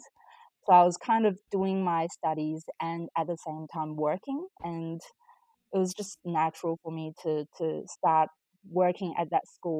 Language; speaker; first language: English; non-native, fluent; Chinese